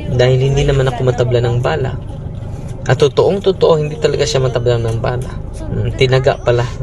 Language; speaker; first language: Filipino; non-native, local second language; Cebuano